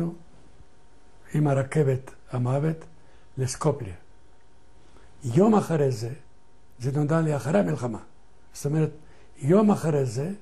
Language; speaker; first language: Hebrew; non-native, fluent; Ladino